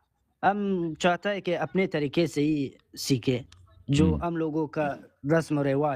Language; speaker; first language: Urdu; non-native, local second language; Persian